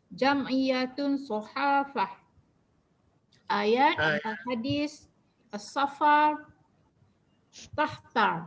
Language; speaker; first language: Arabic; non-native, learner; Malay